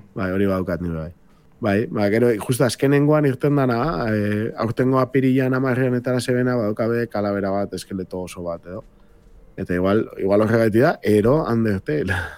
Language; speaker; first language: Basque; native; Basque